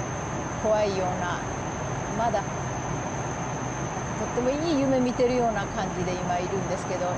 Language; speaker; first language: Japanese; early bilingual, heritage; Japanese